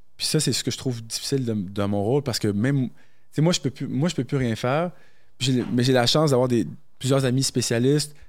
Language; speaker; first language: French; early bilingual, other home language; Arabic